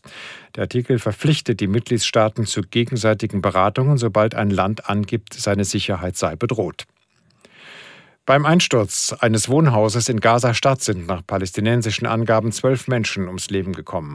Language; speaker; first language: German; native; German